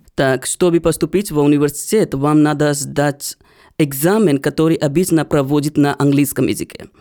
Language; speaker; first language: Russian; non-native, learner; Hindi